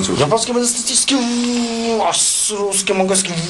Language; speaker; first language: Russian; non-native, learner; Mongolian